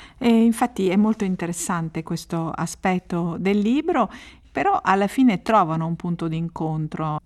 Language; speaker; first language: Italian; native; Italian